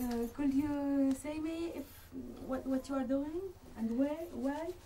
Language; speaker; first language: English; non-native, learner; French